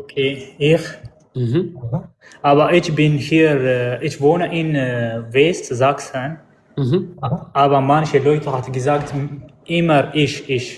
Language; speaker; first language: German; non-native, learner; Amharic